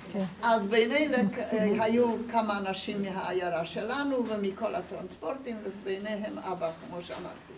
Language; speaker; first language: Hebrew; non-native, fluent; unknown